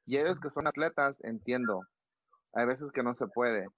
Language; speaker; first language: Spanish; early bilingual, heritage; Spanish